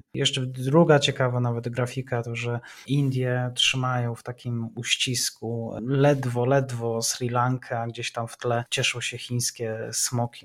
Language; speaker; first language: Polish; native; Polish